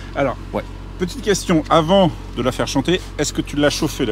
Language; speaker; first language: French; native; French